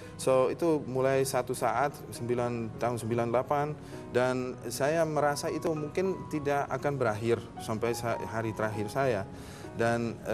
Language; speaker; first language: Indonesian; non-native, fluent; Dutch